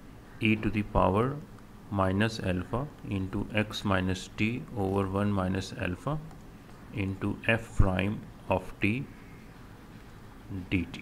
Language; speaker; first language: English; non-native, local second language; Urdu